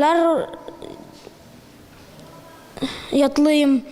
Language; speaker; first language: Tatar; non-native, local second language; Uzbek